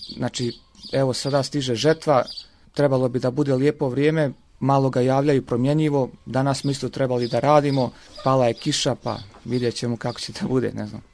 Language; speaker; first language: Serbian; native; Serbian